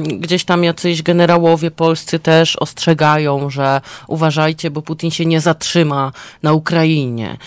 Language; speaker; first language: Polish; native; Polish